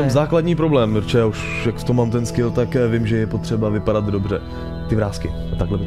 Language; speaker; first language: Czech; native; Czech